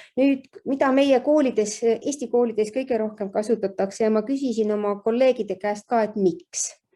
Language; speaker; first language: Estonian; native; Estonian